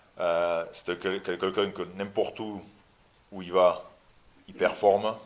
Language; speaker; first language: French; native; French